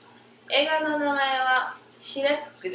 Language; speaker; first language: Japanese; non-native, learner; English